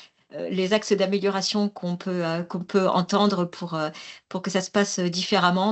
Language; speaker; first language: French; native; French